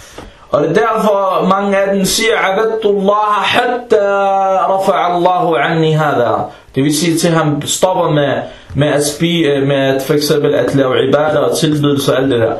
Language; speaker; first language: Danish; non-native, fluent; Arabic